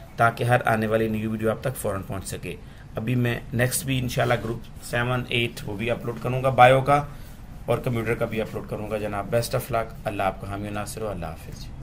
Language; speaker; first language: Urdu; non-native, local second language; Punjabi